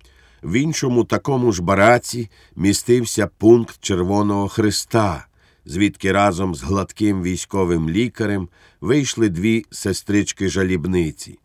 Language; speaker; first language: Ukrainian; native; Ukrainian